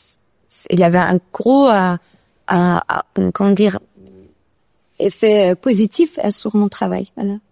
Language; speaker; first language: French; non-native, learner; Persian